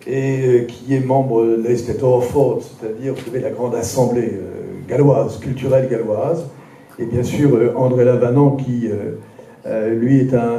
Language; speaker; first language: French; native; French